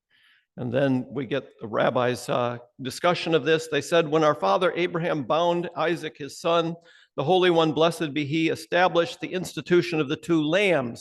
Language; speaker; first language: English; native; English